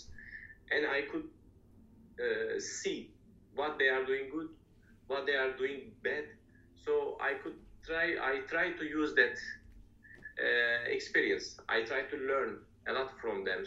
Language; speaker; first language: English; non-native, fluent; Turkish